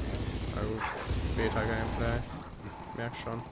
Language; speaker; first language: German; native; German